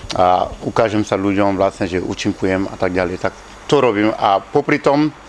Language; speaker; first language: Slovak; non-native, fluent; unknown